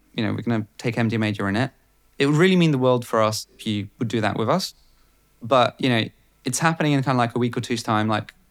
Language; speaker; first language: English; non-native, fluent; Bulgarian